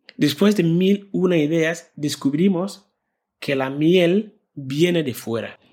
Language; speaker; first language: Spanish; non-native, fluent; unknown